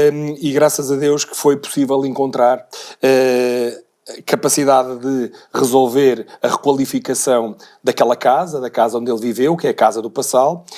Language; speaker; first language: Portuguese; native; Portuguese